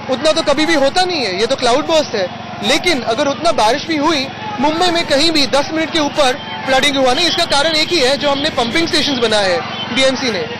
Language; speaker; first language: Hindi; non-native, local second language; Marathi